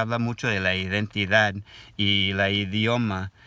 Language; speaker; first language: Spanish; non-native, learner; English